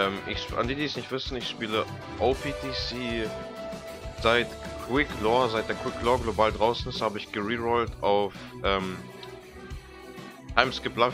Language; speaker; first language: German; native; German